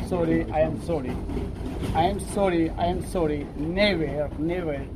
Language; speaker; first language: English; non-native, learner; Persian